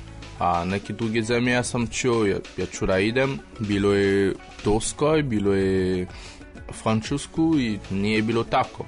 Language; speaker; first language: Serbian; non-native, learner; French